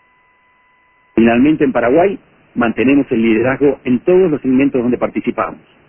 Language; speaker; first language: Spanish; native; Spanish